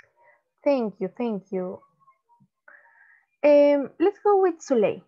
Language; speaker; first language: English; non-native, learner; Spanish